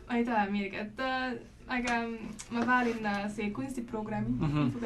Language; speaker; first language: Estonian; non-native, learner; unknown